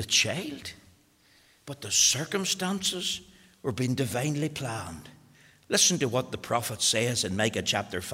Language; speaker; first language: English; native; English